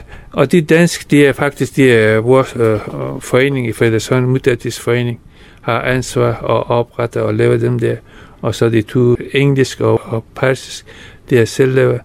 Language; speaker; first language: Danish; non-native, fluent; Persian